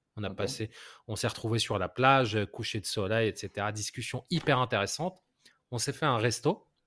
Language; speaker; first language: French; non-native, local second language; Arabic